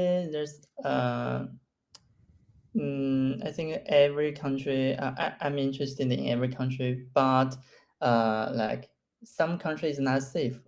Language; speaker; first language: English; non-native, learner; Chinese